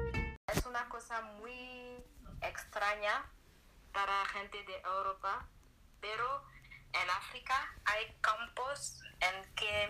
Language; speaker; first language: Spanish; non-native, learner; French